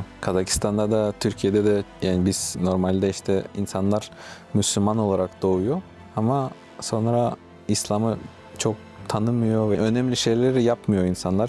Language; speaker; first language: Turkish; non-native, fluent; Russian